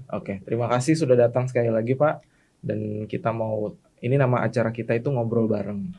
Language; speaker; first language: Indonesian; native; Indonesian